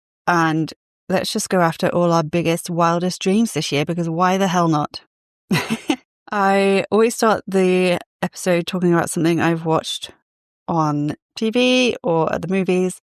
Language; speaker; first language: English; native; English